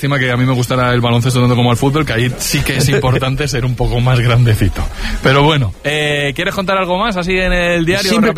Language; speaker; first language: Spanish; native; Spanish